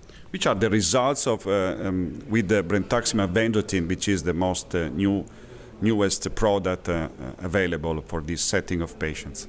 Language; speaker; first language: English; non-native, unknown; Italian